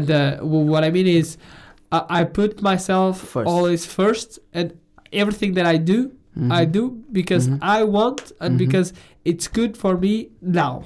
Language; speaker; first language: English; non-native, fluent; Portuguese